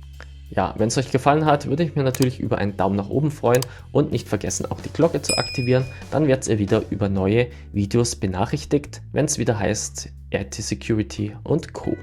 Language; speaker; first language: German; native; German